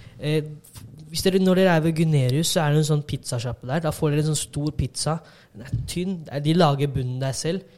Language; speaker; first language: Norwegian; early bilingual, other home language; Tamil